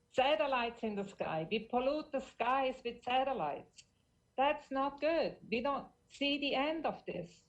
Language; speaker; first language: English; non-native, fluent; German